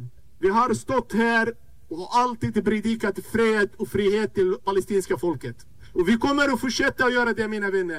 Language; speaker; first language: Swedish; non-native, fluent; Arabic